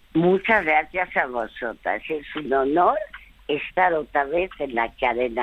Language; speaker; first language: Spanish; early bilingual, other home language; French